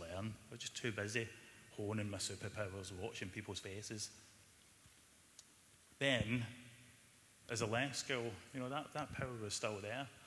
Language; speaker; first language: English; native; English